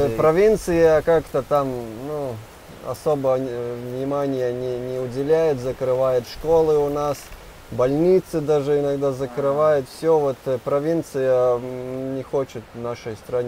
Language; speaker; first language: Russian; non-native, local second language; Latvian